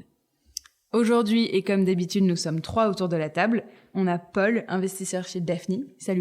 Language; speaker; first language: French; native; French